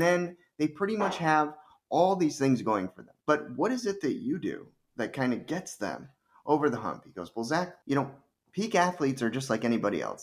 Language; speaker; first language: English; native; English